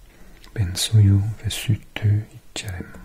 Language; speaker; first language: Turkish; non-native, learner; English